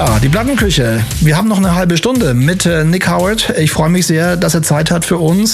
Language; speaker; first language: German; native; German